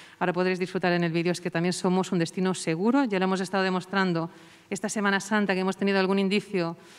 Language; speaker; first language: Spanish; non-native, local second language; Catalan